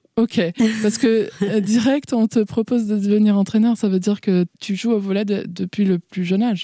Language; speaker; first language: French; native; French